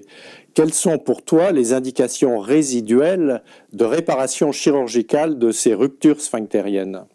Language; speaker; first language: French; native; French